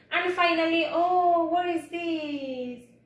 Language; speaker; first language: English; non-native, learner; Spanish